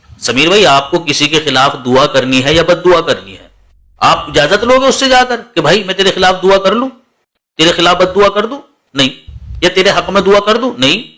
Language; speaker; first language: Urdu; native; Urdu